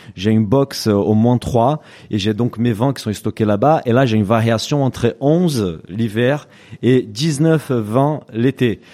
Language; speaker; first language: French; native; French